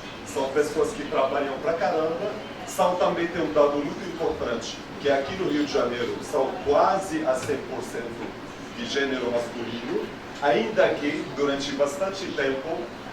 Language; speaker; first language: Portuguese; non-native, fluent; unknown